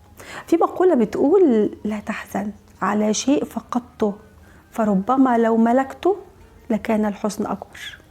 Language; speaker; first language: Arabic; native; Arabic